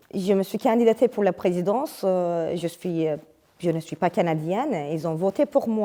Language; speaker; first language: French; non-native, fluent; Turkish